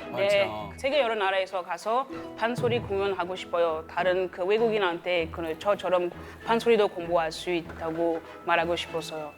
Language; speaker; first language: Korean; non-native, learner; French